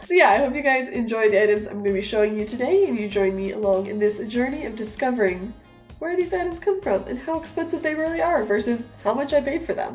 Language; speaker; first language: English; native; English